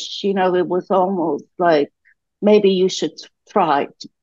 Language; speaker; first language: English; non-native, fluent; Swiss German